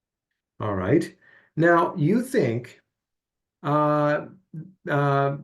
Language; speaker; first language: English; non-native, fluent; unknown